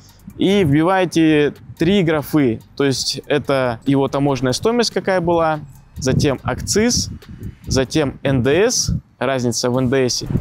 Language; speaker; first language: Russian; native; Russian